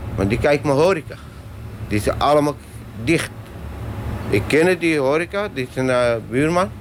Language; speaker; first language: Dutch; non-native, learner; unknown